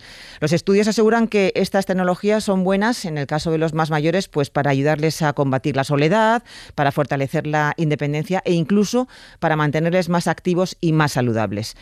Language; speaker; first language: Spanish; native; Spanish